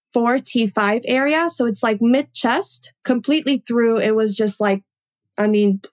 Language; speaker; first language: English; early bilingual, other home language; Polish